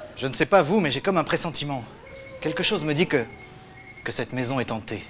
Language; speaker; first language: French; native; French